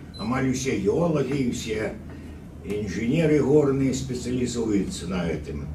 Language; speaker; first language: Belarusian; native; Belarusian